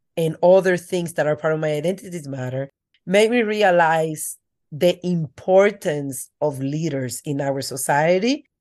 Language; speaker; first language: English; non-native, fluent; Spanish